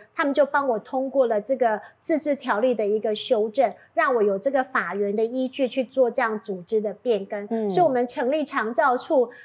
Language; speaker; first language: Chinese; native; Chinese